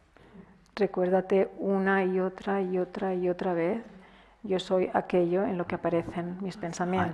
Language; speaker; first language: Spanish; native; Spanish